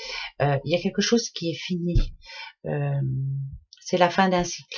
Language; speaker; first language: French; native; French